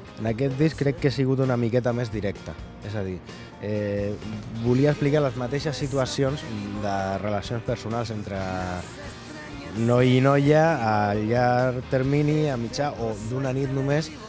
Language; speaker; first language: Catalan; non-native, local second language; Spanish